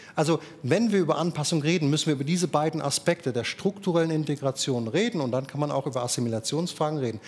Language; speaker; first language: German; native; German